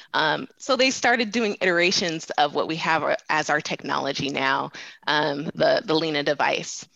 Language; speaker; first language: English; native; English